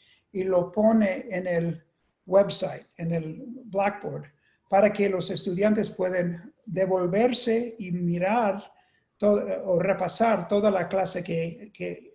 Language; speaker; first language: Spanish; non-native, fluent; English